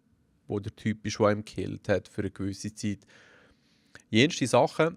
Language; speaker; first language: German; native; German